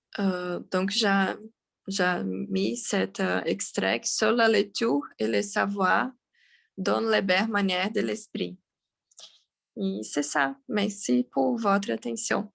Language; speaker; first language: French; non-native, learner; Portuguese